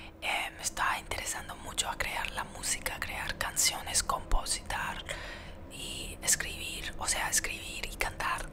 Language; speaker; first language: Spanish; early bilingual, heritage; Spanish